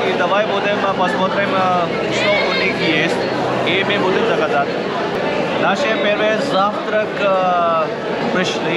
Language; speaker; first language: Russian; non-native, learner; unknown